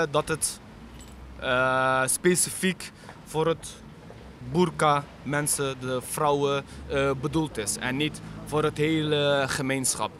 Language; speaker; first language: Dutch; non-native, fluent; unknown